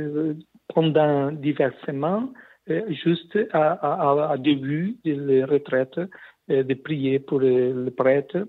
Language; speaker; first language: French; non-native, learner; Portuguese